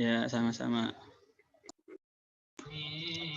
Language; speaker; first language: Indonesian; native; Indonesian